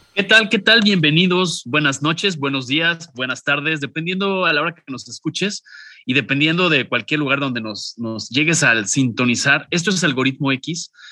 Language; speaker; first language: Spanish; native; Spanish